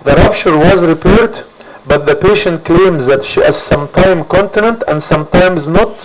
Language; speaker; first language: English; non-native, fluent; Arabic